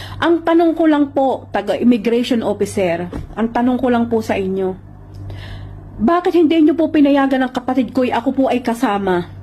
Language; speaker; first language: Filipino; native; Filipino